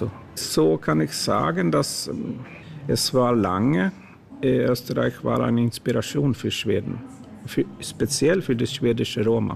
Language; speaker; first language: German; non-native, learner; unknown